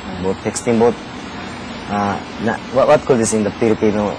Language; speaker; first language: English; non-native, learner; Japanese